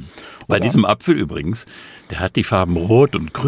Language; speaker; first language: German; native; German